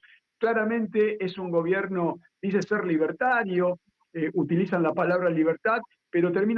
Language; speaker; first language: Spanish; native; Spanish